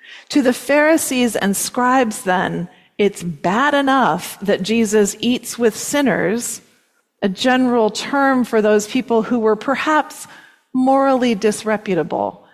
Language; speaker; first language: English; native; English